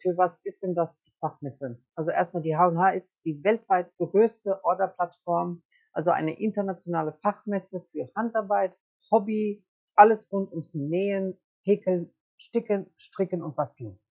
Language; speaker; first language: German; native; German